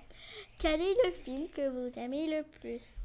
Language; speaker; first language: French; non-native, learner; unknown